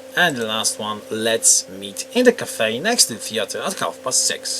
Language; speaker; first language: English; non-native, fluent; Polish